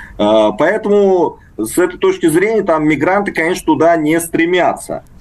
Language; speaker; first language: Russian; native; Russian